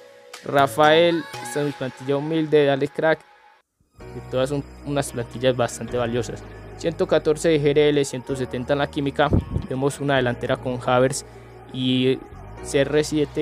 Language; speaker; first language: Spanish; native; Spanish